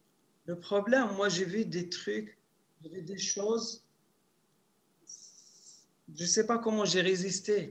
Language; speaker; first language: French; non-native, local second language; Arabic